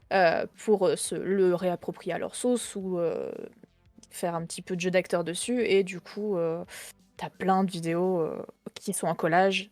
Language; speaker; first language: French; native; French